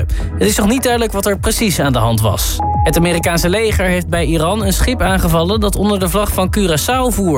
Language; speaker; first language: Dutch; native; Dutch